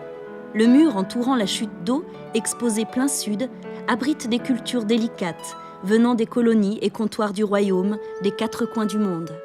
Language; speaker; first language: French; native; French